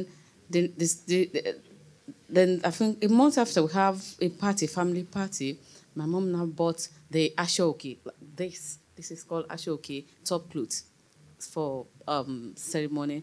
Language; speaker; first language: English; non-native, local second language; Yoruba